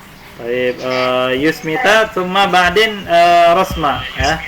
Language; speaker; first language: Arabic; non-native, fluent; Indonesian